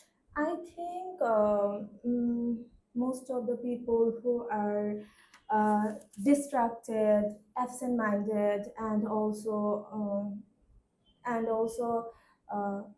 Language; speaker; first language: English; non-native, learner; Bangla